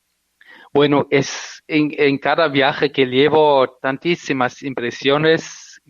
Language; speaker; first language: Spanish; non-native, fluent; German